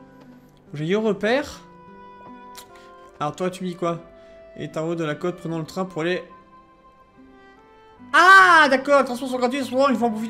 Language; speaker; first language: French; native; French